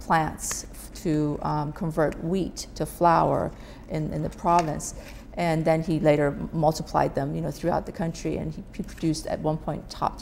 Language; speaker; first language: English; non-native, fluent; Persian